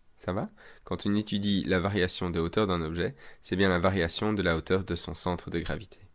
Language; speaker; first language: French; native; French